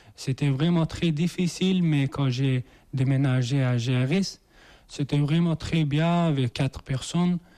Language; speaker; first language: French; non-native, learner; Persian